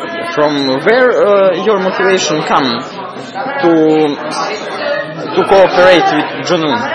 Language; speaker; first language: English; non-native, learner; Serbian